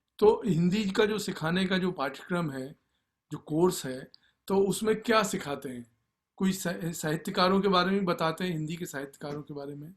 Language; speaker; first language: Hindi; native; Hindi